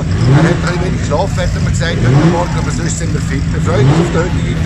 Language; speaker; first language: German; native; German